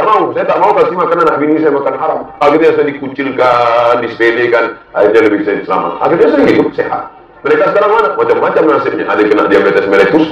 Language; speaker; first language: Indonesian; non-native, local second language; Malay